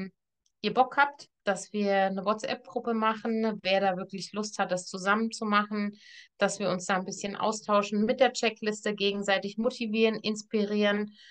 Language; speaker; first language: German; native; German